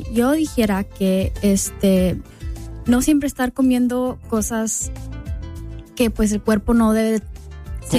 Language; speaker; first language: Spanish; early bilingual, heritage; Spanish